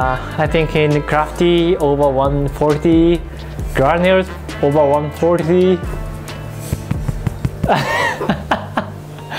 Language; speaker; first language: English; non-native, learner; Japanese